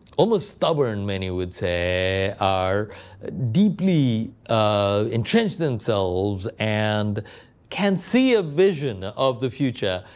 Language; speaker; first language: English; non-native, local second language; Malayalam